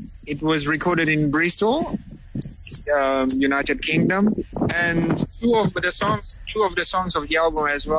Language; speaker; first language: English; non-native, fluent; Kongo